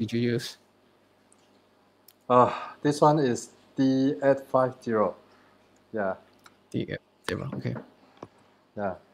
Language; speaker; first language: English; non-native, learner; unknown